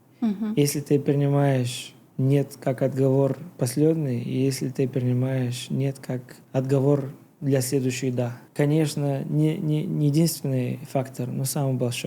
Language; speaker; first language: Russian; non-native, learner; Bulgarian